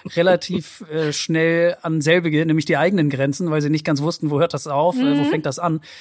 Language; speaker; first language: German; native; German